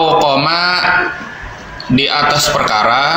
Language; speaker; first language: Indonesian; native; Indonesian